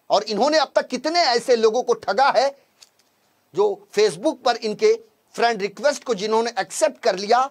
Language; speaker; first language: Hindi; native; Hindi